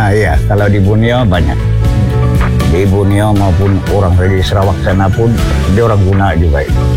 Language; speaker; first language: Malay; non-native, local second language; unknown